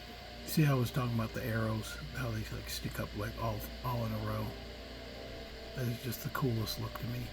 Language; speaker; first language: English; native; English